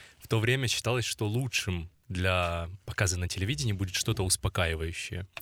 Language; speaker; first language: Russian; native; Russian